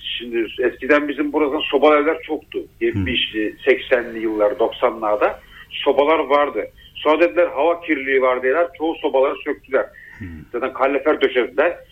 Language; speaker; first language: Turkish; early bilingual, heritage; Turkish